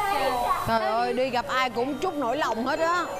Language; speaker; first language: Vietnamese; native; Vietnamese